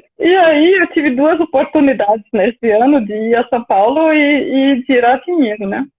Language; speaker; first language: Portuguese; non-native, fluent; German